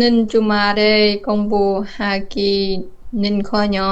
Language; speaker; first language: Korean; non-native, learner; Vietnamese